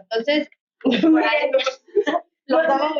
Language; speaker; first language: Spanish; native; Spanish